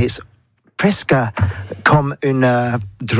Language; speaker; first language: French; non-native, learner; English